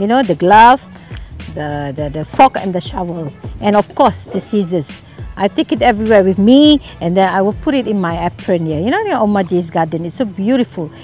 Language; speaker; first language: English; non-native, local second language; Malay